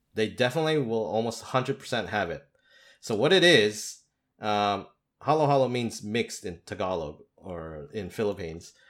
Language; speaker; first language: English; native; English